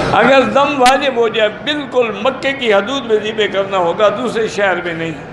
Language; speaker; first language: Urdu; early bilingual, heritage; Urdu